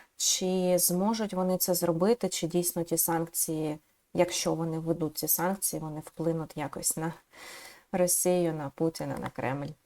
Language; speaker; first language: Ukrainian; native; Ukrainian